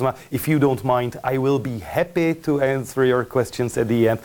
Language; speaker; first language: English; non-native, fluent; Czech